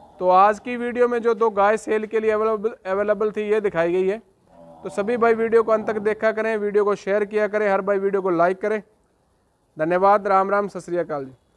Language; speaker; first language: Hindi; native; Hindi